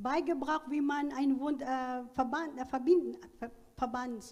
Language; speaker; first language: German; non-native, fluent; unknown